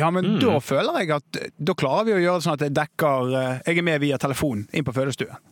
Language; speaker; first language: Norwegian; native; Norwegian